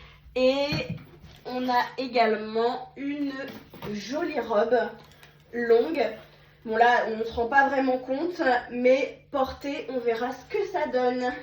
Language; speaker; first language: French; native; French